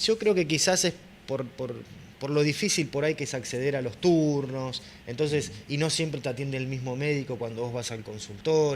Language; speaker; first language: Spanish; native; Spanish